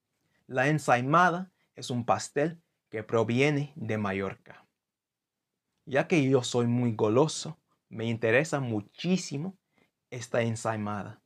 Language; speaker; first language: Spanish; non-native, fluent; English